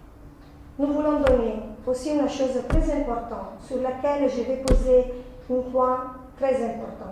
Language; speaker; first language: French; non-native, fluent; Italian